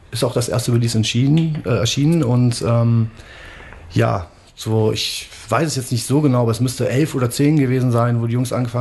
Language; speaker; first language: German; native; German